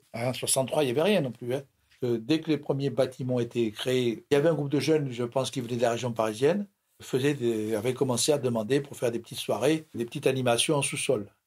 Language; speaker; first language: French; native; French